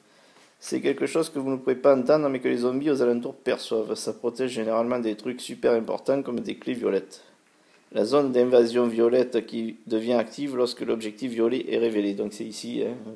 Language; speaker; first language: French; native; French